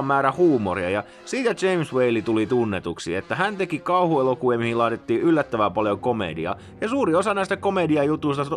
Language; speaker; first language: Finnish; native; Finnish